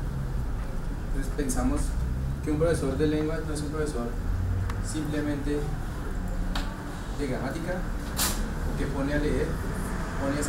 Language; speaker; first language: Spanish; native; Spanish